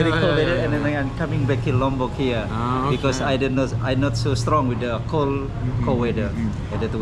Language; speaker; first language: English; non-native, learner; Indonesian